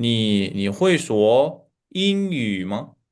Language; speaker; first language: Chinese; non-native, fluent; Uzbek